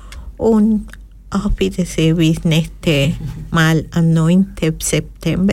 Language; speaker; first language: German; non-native, fluent; Spanish